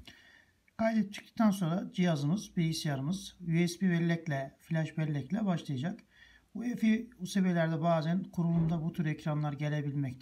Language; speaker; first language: Turkish; native; Turkish